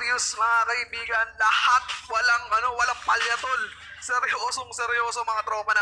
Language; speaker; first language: Filipino; native; Filipino